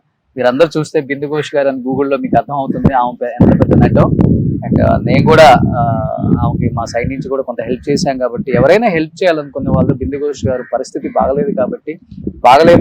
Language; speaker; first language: Telugu; native; Telugu